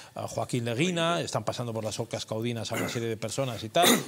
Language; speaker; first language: Spanish; native; Spanish